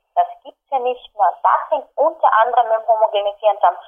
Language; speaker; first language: German; native; German